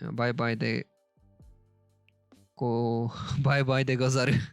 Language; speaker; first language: Japanese; non-native, learner; Turkish